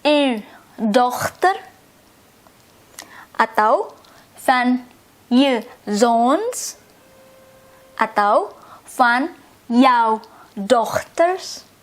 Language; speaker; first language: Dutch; non-native, fluent; Indonesian